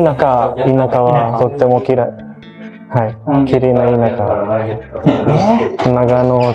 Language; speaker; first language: Japanese; non-native, learner; Telugu